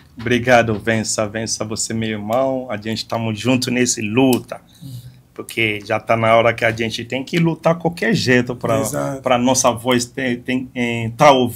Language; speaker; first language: Portuguese; non-native, fluent; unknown